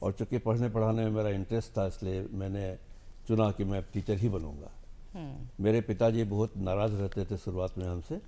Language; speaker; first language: Hindi; non-native, local second language; Bangla